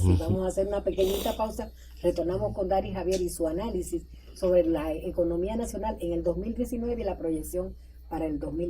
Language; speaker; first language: Spanish; native; Spanish